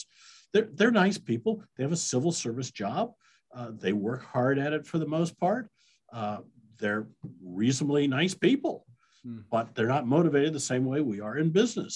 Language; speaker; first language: English; native; English